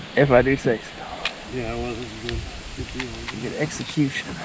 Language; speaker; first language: English; native; English